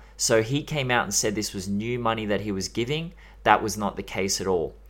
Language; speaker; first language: English; native; English